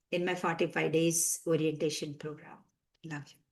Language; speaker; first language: English; non-native, local second language; Telugu